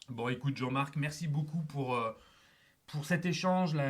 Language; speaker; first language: French; native; French